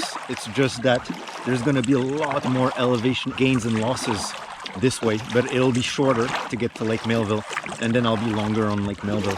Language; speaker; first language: English; non-native, local second language; French